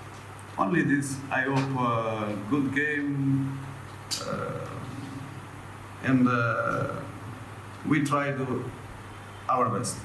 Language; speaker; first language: English; non-native, learner; Portuguese